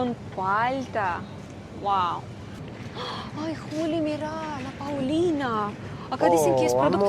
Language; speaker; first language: Spanish; non-native, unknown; Russian